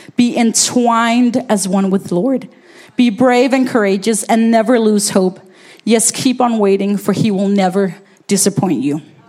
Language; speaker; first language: English; non-native, fluent; Danish